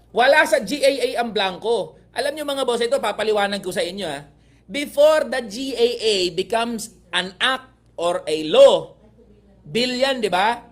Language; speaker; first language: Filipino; native; Filipino